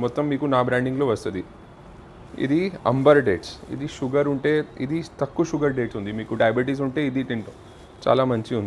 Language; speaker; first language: Telugu; non-native, local second language; Hindi